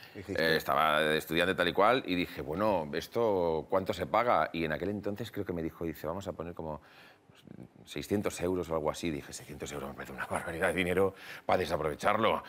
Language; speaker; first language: Spanish; native; Spanish